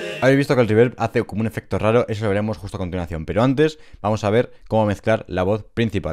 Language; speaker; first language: Spanish; native; Spanish